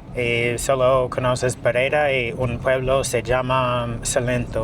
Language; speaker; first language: Spanish; non-native, learner; English